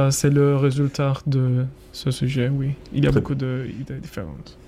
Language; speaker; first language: French; non-native, learner; Turkish